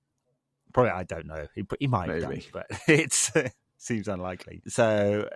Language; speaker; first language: English; native; English